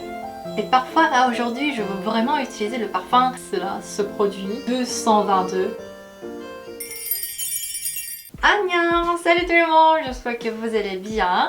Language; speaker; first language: French; non-native, fluent; Korean